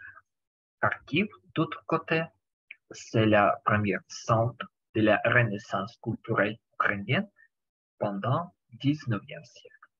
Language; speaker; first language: French; non-native, learner; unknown